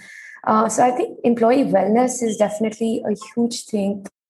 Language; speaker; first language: English; non-native, local second language; Hindi